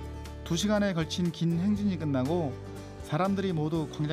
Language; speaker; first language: Korean; native; Korean